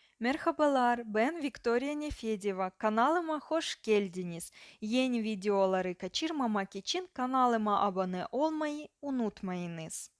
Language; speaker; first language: Turkish; non-native, learner; Russian